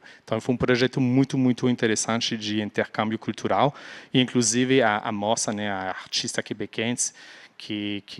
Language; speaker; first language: Portuguese; non-native, fluent; French